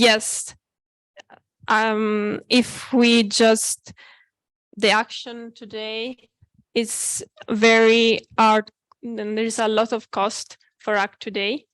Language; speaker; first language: English; non-native, fluent; Italian